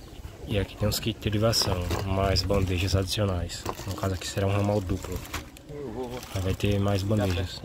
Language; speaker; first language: Portuguese; native; Portuguese